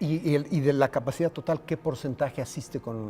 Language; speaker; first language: Spanish; native; Spanish